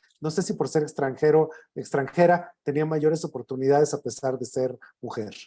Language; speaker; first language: Spanish; native; Spanish